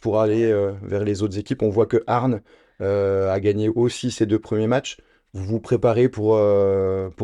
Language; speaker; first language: French; native; French